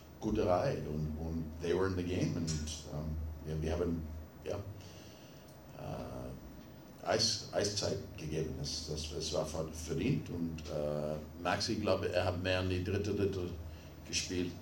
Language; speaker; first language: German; non-native, fluent; English